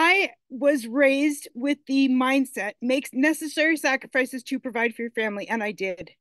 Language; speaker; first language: English; native; English